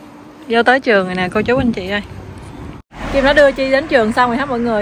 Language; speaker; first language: Vietnamese; native; Vietnamese